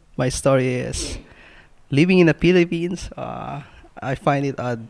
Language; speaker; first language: English; non-native, local second language; Filipino